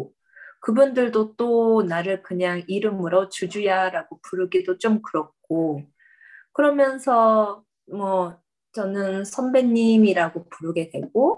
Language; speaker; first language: Korean; early bilingual, heritage; Korean